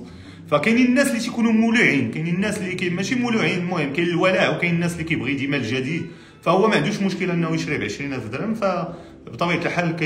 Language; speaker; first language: Arabic; native; Arabic